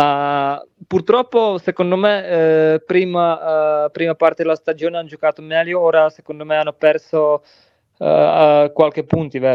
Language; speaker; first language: Italian; non-native, learner; Czech